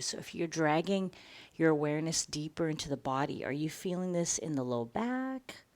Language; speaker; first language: English; native; English